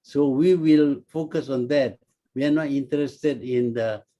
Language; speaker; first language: English; non-native, local second language; Malay